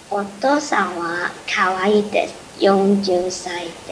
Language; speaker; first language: Japanese; non-native, learner; English